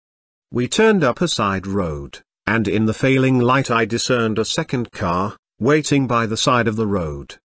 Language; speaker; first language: English; non-native, fluent; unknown